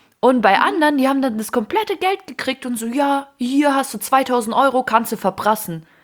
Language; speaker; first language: German; early bilingual, other home language; Ukrainian